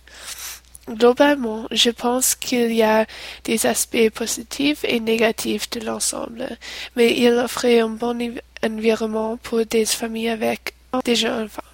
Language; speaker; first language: French; non-native, learner; English